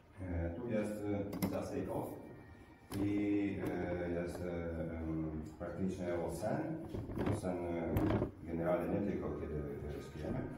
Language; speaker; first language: Polish; non-native, learner; Italian